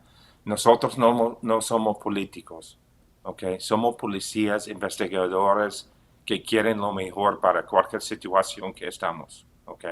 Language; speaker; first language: Spanish; non-native, fluent; English